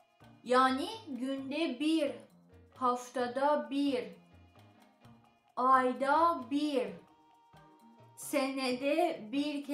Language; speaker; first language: Turkish; non-native, learner; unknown